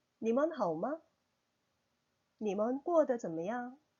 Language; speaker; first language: Chinese; non-native, local second language; Korean